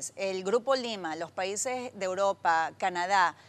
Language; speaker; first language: Spanish; native; Spanish